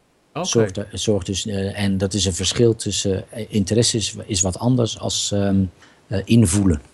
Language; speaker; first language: Dutch; native; Dutch